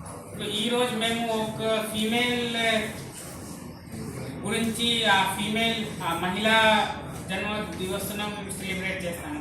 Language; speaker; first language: Telugu; non-native, learner; Hindi